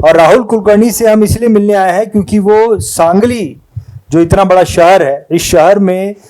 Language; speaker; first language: Hindi; non-native, local second language; Marathi